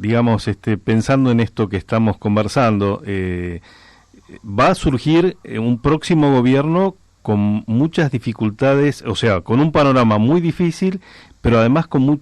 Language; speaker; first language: Spanish; native; Spanish